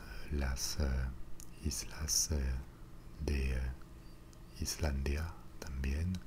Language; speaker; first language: Spanish; non-native, fluent; French